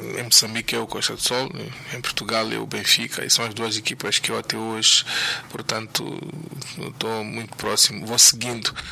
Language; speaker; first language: Portuguese; native; Portuguese